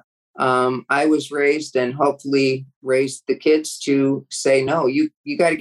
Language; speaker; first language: English; native; English